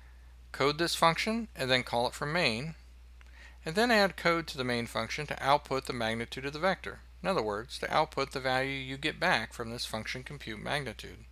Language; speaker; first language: English; native; English